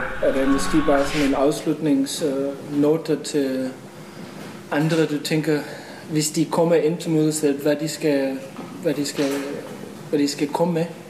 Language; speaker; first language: Danish; non-native, fluent; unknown